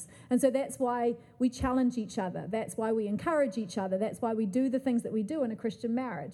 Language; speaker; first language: English; native; English